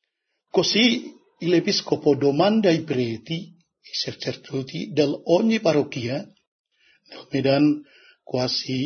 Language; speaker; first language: Italian; non-native, learner; Indonesian